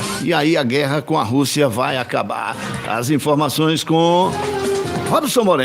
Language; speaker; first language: Portuguese; native; Portuguese